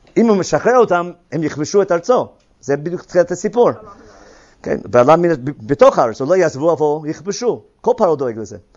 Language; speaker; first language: Hebrew; non-native, fluent; English